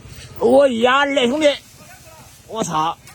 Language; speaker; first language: Chinese; native; Chinese